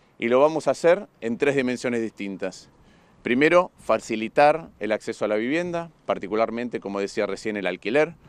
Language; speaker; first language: Spanish; native; Spanish